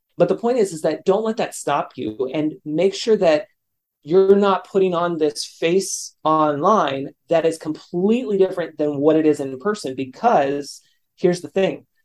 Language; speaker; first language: English; native; English